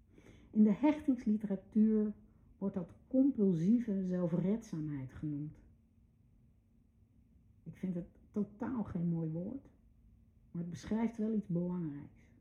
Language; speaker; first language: Dutch; native; Dutch